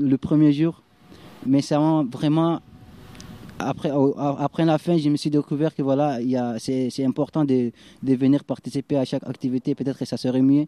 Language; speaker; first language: French; non-native, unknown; Arabic